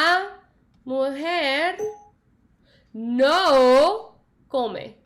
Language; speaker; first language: Spanish; non-native, learner; English